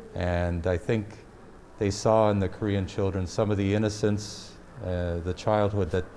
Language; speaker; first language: English; native; English